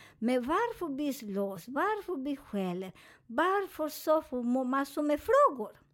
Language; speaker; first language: Swedish; non-native, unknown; Spanish